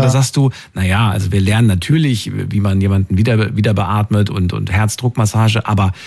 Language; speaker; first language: German; native; German